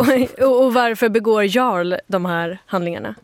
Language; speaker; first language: Swedish; native; Swedish